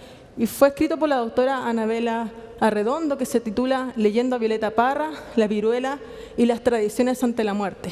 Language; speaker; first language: Spanish; native; Spanish